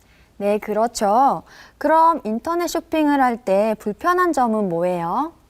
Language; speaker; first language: Korean; native; Korean